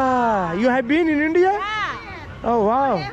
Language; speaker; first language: English; non-native, learner; Hindi